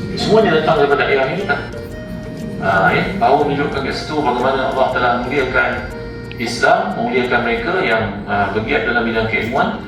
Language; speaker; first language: Malay; native; Malay